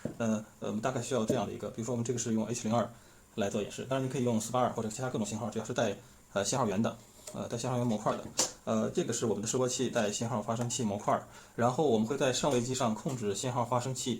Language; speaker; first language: Chinese; native; Chinese